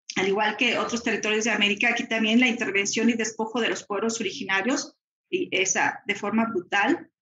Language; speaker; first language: Spanish; native; Spanish